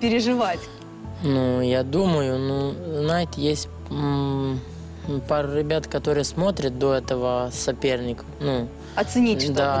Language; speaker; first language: Russian; non-native, learner; Romanian